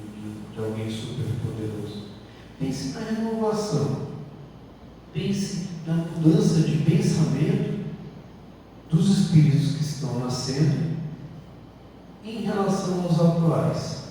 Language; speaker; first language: Portuguese; native; Portuguese